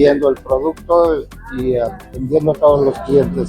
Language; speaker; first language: Spanish; native; Spanish